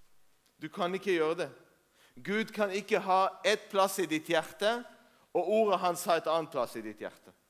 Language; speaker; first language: Norwegian; non-native, fluent; Hebrew